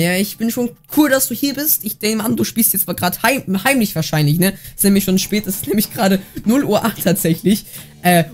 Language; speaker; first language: German; native; German